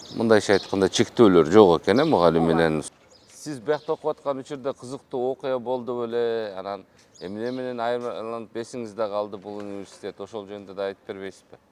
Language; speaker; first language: Kyrgyz; native; Kyrgyz